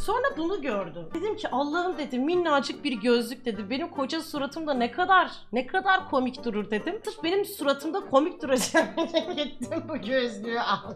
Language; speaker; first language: Turkish; native; Turkish